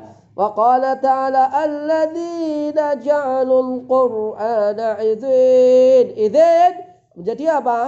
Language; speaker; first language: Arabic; non-native, fluent; Indonesian